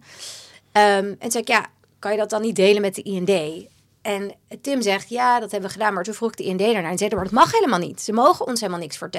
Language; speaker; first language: Dutch; native; Dutch